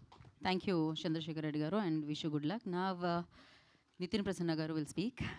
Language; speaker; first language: Telugu; native; Telugu